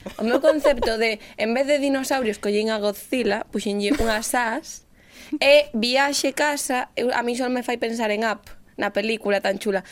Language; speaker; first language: Galician; native; Galician